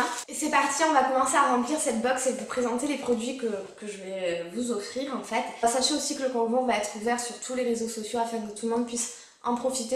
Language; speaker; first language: French; native; French